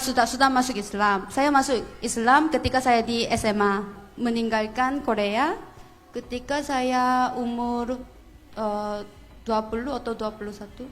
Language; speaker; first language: Indonesian; non-native, fluent; Korean